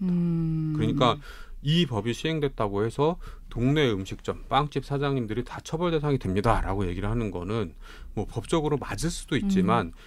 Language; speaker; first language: Korean; native; Korean